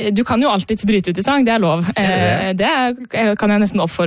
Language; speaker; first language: Norwegian; native; Norwegian